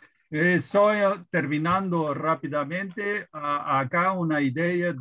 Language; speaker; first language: Spanish; non-native, fluent; Portuguese